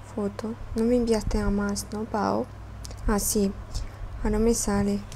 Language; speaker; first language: Spanish; non-native, fluent; Russian